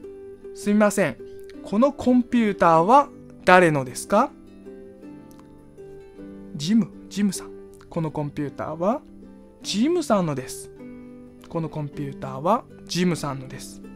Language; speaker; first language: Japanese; non-native, fluent; Chinese